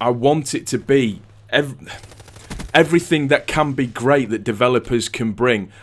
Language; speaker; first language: English; native; English